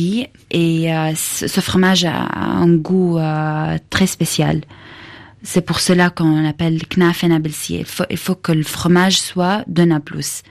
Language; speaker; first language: French; non-native, fluent; Arabic